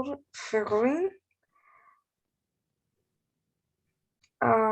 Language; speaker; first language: French; non-native, learner; Spanish